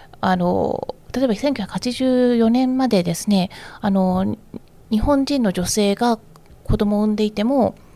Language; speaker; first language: Japanese; native; Japanese